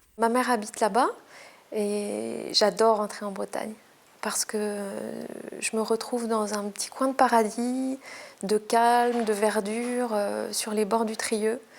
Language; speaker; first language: French; native; French